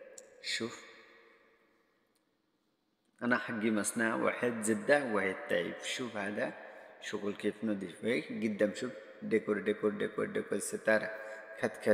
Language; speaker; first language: Arabic; non-native, learner; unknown